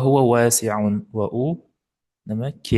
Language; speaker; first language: Arabic; non-native, fluent; Uzbek